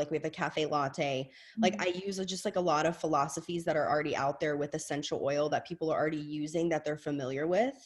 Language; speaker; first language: English; native; English